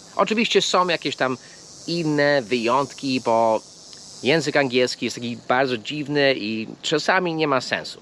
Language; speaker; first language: Polish; non-native, fluent; English